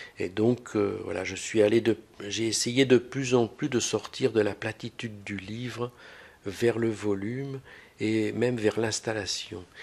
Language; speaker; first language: French; native; French